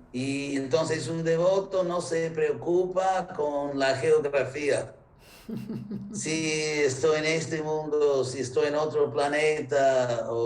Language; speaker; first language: Spanish; non-native, fluent; English